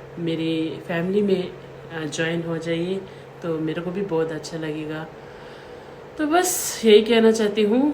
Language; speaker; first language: Hindi; non-native, local second language; Tibetan